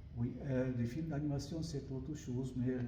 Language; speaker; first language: French; non-native, learner; Japanese